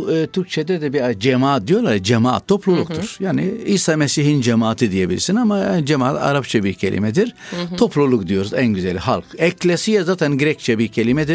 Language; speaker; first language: Turkish; non-native, fluent; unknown